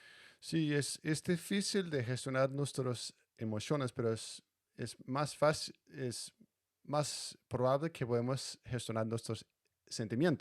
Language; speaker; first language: Spanish; non-native, fluent; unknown